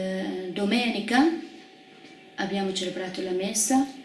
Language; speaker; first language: Italian; non-native, fluent; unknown